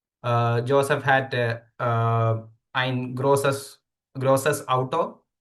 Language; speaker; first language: German; non-native, learner; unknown